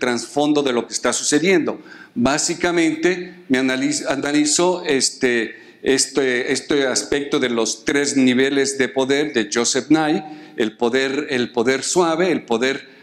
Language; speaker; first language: Spanish; native; Spanish